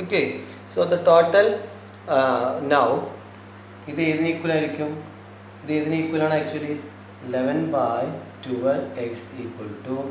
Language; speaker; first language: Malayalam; native; Malayalam